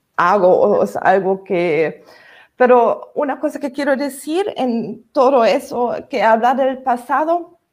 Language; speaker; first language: Spanish; non-native, fluent; German